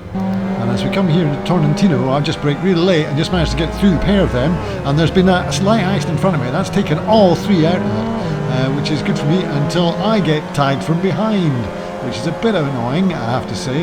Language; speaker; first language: English; native; English